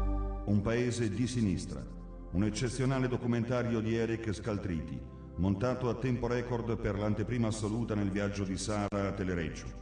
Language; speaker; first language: Italian; native; Italian